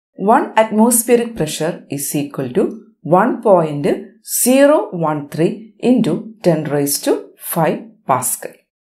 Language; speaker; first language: English; non-native, local second language; Malayalam